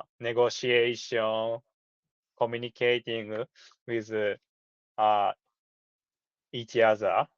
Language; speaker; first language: English; non-native, learner; Japanese